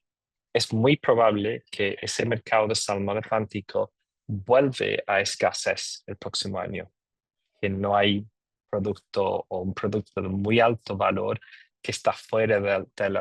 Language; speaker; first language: Spanish; non-native, fluent; English